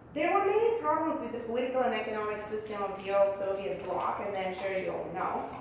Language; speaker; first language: English; early bilingual, other home language; Bulgarian